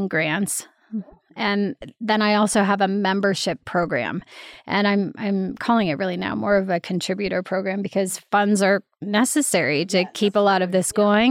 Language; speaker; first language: English; native; English